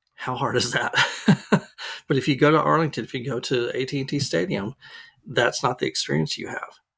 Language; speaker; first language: English; native; English